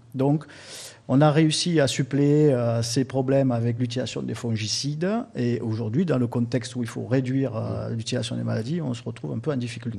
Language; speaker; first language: French; native; French